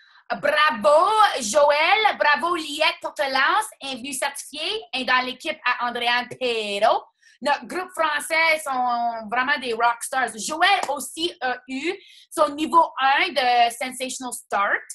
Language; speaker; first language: French; native; French